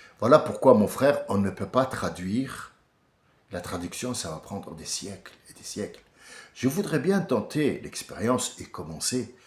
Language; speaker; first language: French; early bilingual, other home language; Arabic